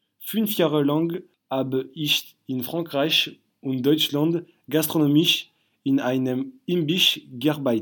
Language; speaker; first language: German; non-native, learner; French